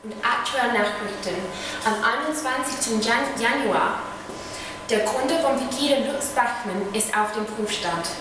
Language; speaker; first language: German; non-native, learner; English